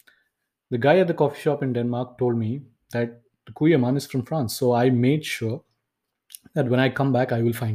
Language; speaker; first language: English; non-native, local second language; Tamil